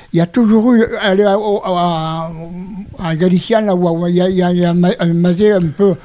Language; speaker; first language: French; native; French